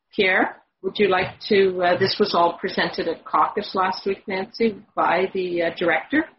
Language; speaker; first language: English; native; English